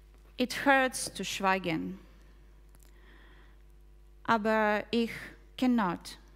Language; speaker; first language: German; non-native, fluent; Ukrainian